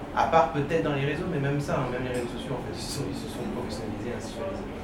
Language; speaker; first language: French; native; French